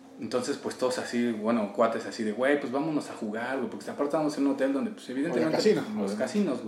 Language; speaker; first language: Spanish; native; Spanish